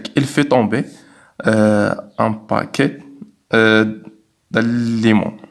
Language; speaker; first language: French; non-native, local second language; Arabic